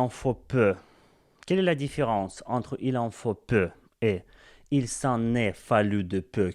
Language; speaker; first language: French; non-native, fluent; Russian